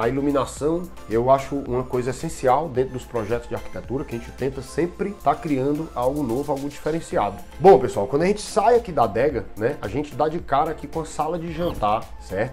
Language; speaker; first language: Portuguese; native; Portuguese